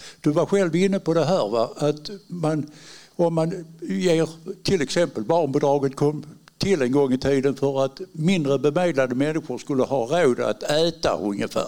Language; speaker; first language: Swedish; non-native, fluent; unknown